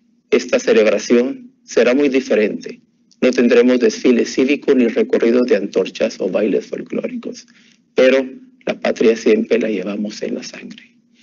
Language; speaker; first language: Spanish; native; Spanish